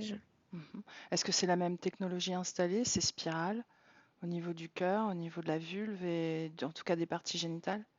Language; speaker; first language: French; native; French